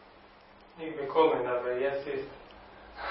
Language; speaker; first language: German; non-native, learner; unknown